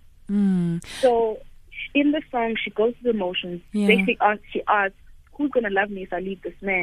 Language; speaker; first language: English; non-native, local second language; Xhosa